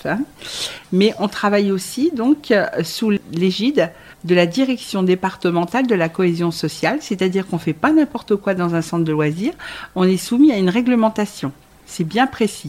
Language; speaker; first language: French; native; French